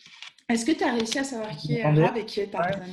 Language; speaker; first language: French; native; French